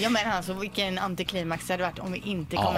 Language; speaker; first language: Swedish; native; Swedish